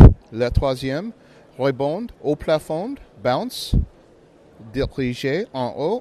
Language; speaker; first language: French; non-native, learner; English